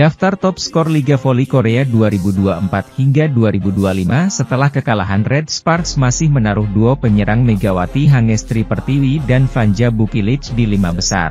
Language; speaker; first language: Indonesian; native; Indonesian